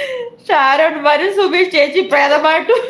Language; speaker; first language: Malayalam; native; Malayalam